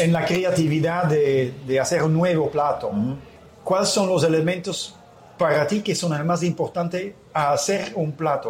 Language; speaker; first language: Spanish; non-native, learner; Dutch